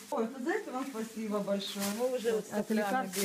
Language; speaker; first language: Russian; native; Russian